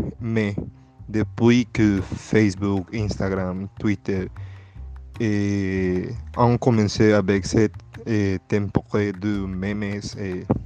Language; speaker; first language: French; non-native, learner; Spanish